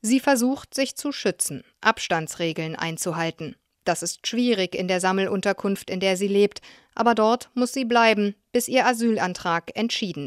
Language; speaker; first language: German; native; German